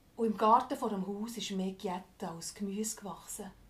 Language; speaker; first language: German; non-native, fluent; English